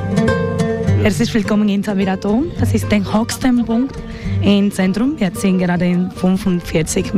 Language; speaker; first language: German; non-native, learner; Spanish